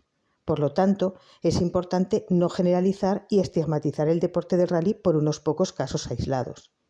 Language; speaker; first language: Spanish; native; Spanish